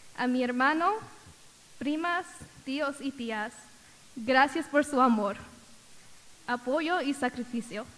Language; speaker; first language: Spanish; early bilingual, heritage; Spanish